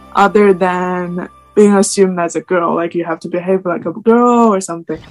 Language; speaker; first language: English; non-native, fluent; Chinese